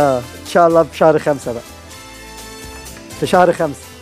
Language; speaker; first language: Arabic; native; Arabic